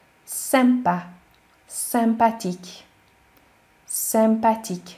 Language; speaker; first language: French; non-native, fluent; Hungarian